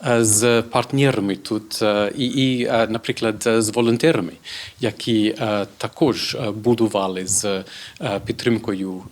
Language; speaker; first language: Ukrainian; non-native, fluent; English